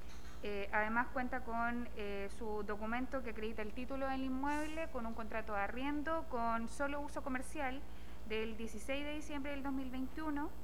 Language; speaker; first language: Spanish; native; Spanish